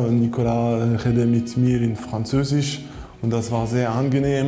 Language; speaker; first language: German; non-native, learner; French